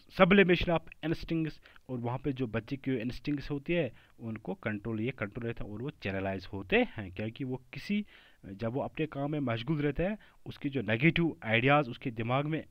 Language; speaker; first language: Hindi; non-native, local second language; Kashmiri